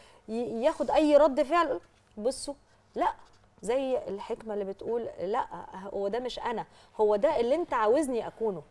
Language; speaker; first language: Arabic; native; Arabic